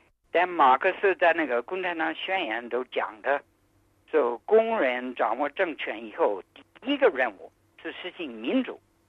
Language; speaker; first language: Chinese; non-native, fluent; English